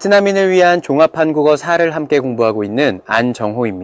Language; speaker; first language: Korean; native; Korean